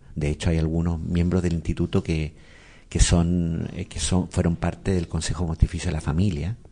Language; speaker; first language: Spanish; native; Spanish